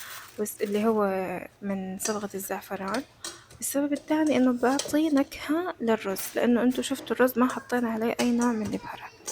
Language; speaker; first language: Arabic; native; Arabic